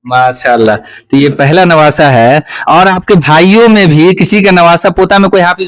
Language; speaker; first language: Urdu; native; Urdu